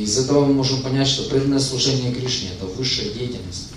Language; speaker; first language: Russian; native; Russian